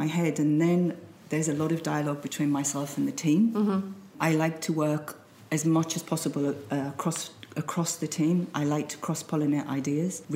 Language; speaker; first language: English; native; English